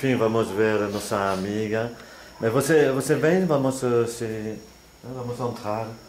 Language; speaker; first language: Portuguese; non-native, fluent; French